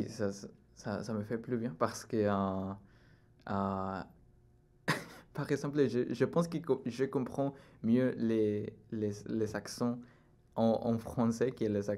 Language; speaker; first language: French; non-native, learner; Spanish